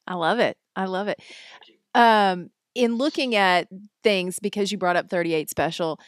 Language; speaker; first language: English; native; English